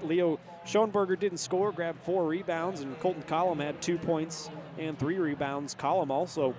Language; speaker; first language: English; native; English